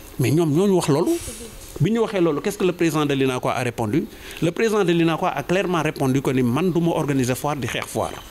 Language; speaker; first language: French; non-native, local second language; Wolof